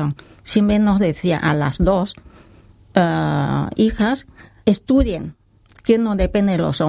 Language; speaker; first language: Spanish; non-native, learner; Khmer